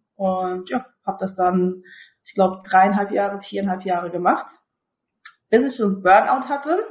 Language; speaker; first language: German; early bilingual, other home language; Russian